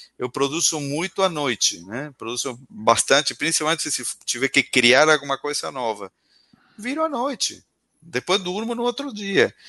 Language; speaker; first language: Portuguese; non-native, fluent; Spanish